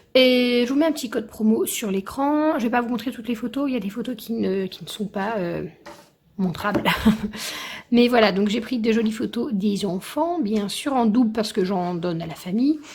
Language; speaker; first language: French; native; French